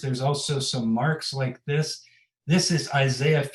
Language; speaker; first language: English; native; English